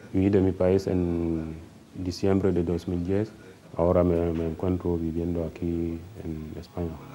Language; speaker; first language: Spanish; non-native, fluent; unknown